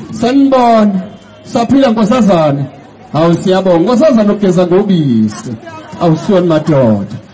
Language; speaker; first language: Zulu; non-native, local second language; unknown